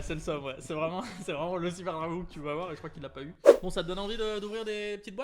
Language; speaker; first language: French; native; French